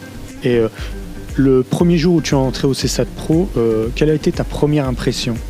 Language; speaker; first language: French; native; French